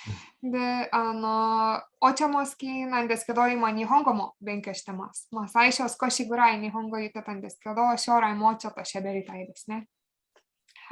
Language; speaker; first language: Japanese; non-native, fluent; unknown